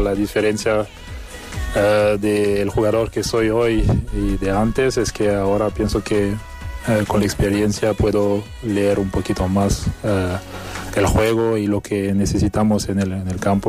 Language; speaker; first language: Spanish; non-native, fluent; French